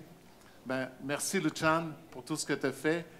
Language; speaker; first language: French; native; French